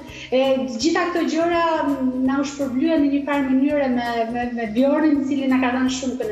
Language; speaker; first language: Albanian; native; Albanian